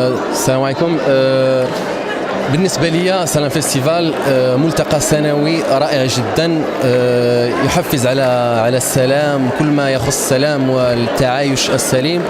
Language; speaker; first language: Arabic; native; Arabic